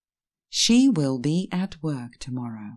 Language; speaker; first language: English; non-native, fluent; Russian